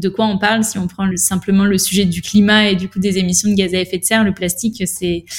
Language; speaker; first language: French; native; French